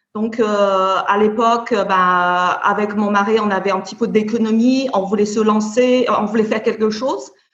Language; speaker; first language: French; non-native, fluent; Chinese